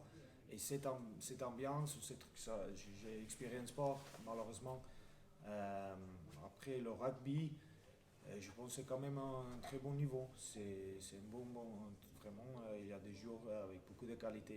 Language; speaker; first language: French; non-native, fluent; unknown